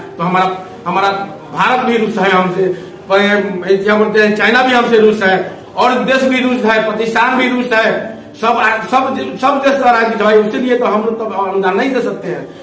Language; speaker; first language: Hindi; non-native, local second language; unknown